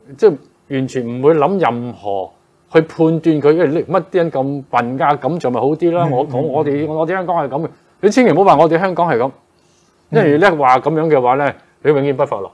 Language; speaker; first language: Chinese; non-native, local second language; Cantonese